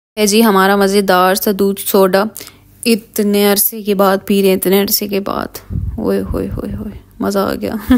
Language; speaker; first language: Urdu; non-native, local second language; Punjabi